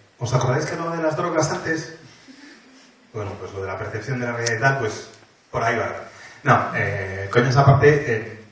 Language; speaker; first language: Spanish; native; Spanish